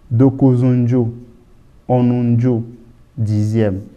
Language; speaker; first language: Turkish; non-native, learner; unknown